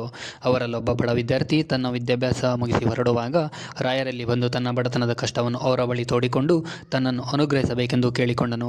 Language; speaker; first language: Kannada; native; Kannada